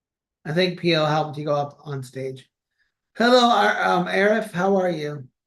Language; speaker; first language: English; native; English